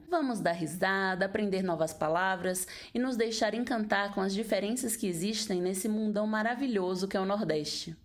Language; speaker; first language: Portuguese; native; Portuguese